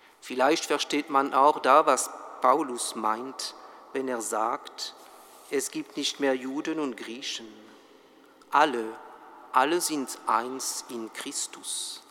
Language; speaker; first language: German; non-native, fluent; French